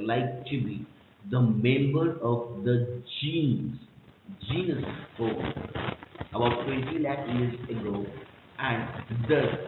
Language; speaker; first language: English; non-native, local second language; Marathi